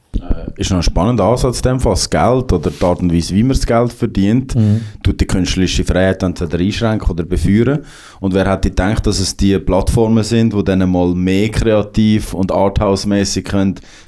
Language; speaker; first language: German; native; German